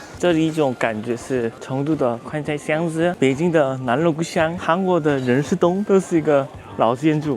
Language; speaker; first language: Chinese; non-native, fluent; Korean